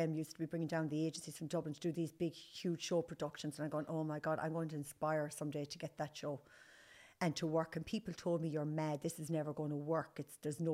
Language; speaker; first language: English; native; English